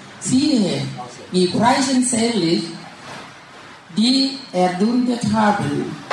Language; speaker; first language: German; non-native, learner; Thai